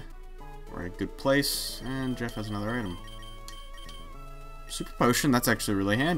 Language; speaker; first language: English; native; English